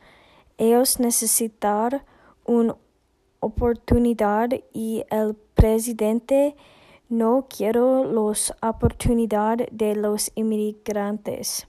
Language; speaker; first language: Spanish; non-native, learner; English